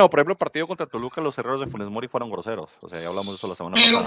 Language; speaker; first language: Spanish; native; Spanish